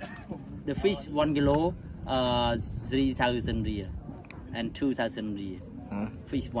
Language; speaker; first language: English; non-native, learner; Khmer